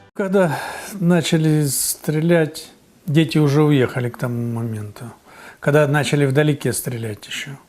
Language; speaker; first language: Russian; native; Russian